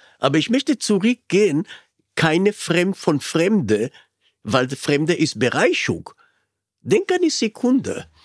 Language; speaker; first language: German; non-native, fluent; Hebrew